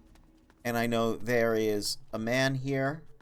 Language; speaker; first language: English; native; English